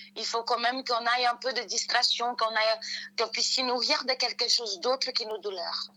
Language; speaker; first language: French; non-native, fluent; Portuguese